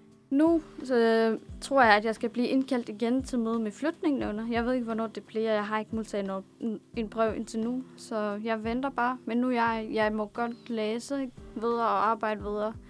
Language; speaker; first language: Danish; non-native, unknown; Arabic